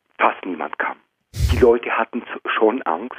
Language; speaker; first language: German; native; German